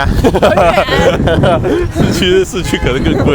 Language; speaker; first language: Chinese; native; Chinese